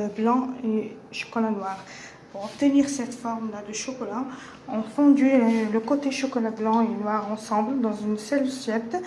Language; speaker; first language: French; non-native, local second language; Arabic